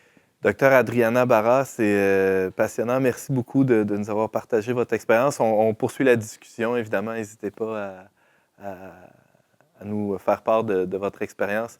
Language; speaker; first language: French; native; French